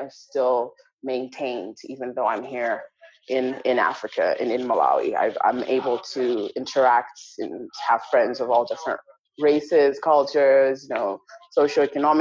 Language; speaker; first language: English; native; English